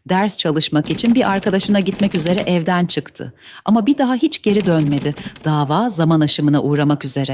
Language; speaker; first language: Turkish; native; Turkish